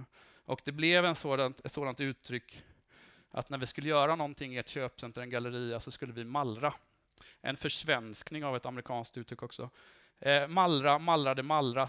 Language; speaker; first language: Swedish; native; Swedish